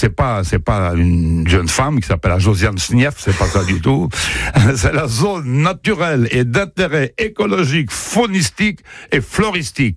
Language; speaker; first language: French; native; French